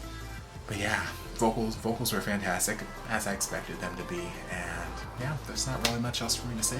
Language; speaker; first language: English; native; English